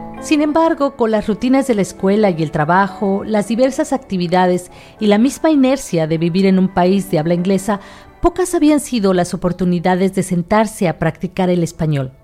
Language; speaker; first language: Spanish; native; Spanish